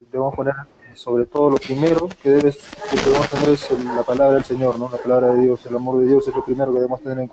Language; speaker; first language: Spanish; native; Spanish